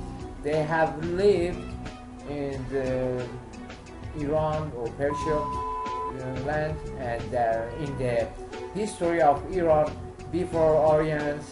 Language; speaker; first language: English; non-native, learner; Persian